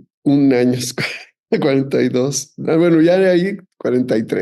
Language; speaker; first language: Spanish; native; Spanish